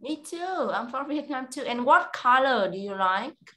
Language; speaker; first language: English; non-native, fluent; Vietnamese